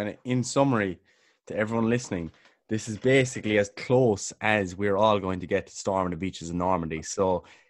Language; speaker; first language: English; native; English